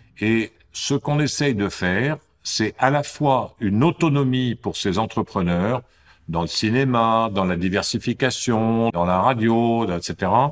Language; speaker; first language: French; native; French